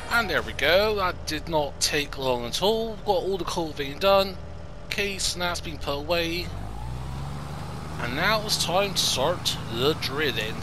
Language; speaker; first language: English; native; English